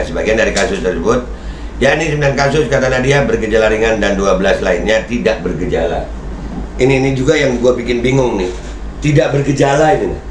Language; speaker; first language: Indonesian; native; Indonesian